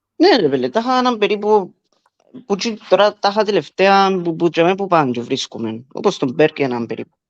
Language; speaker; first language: Greek; early bilingual, other home language; English